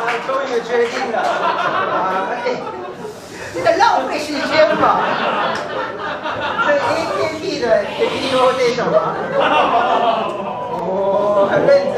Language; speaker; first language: Chinese; non-native, fluent; Japanese